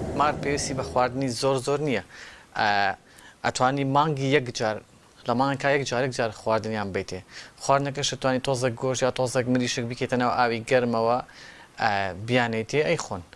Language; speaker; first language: Central Kurdish; native; Central Kurdish